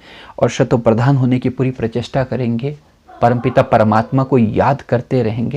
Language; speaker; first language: Hindi; native; Hindi